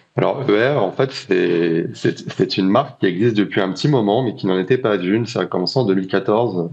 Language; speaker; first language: French; native; French